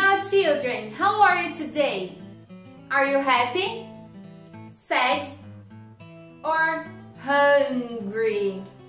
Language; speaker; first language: English; non-native, fluent; Portuguese